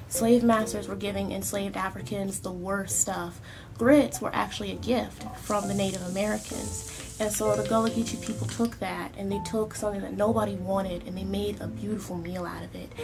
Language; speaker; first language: English; native; English